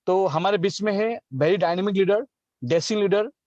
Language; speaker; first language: Hindi; non-native, local second language; Assamese